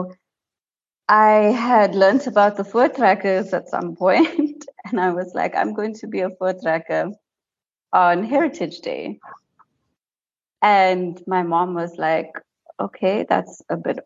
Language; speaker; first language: English; native; English